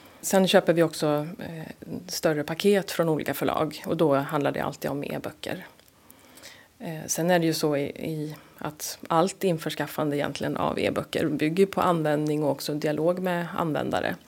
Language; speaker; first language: Swedish; native; Swedish